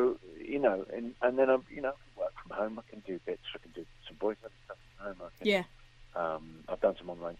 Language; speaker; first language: English; native; English